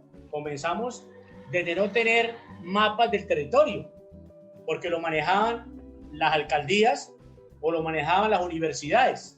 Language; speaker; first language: Spanish; native; Spanish